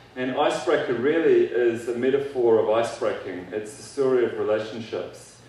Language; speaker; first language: English; native; English